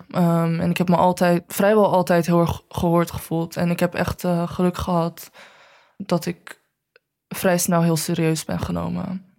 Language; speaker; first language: Dutch; early bilingual, other home language; Chinese